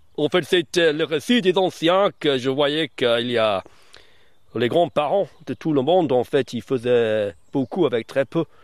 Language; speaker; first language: French; early bilingual, other home language; English